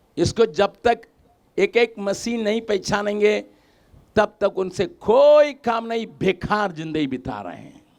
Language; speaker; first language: Hindi; non-native, local second language; Tamil